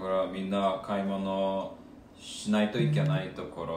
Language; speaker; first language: Japanese; non-native, fluent; Lithuanian